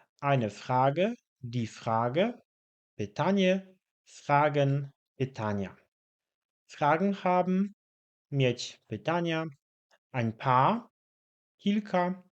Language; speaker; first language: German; non-native, fluent; Polish